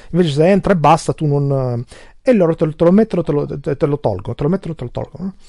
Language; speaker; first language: Italian; early bilingual, other home language; Albanian